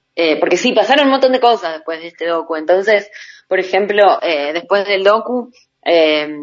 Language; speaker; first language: Spanish; native; Spanish